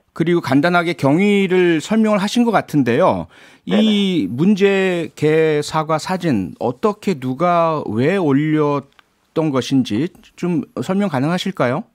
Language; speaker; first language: Korean; native; Korean